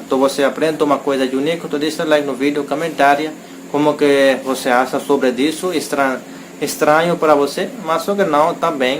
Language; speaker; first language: Portuguese; non-native, learner; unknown